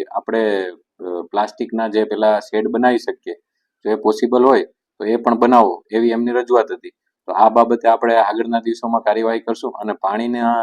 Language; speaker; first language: Gujarati; native; Gujarati